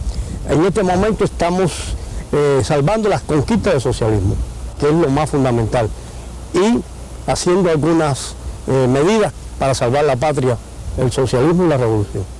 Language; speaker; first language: Spanish; native; Spanish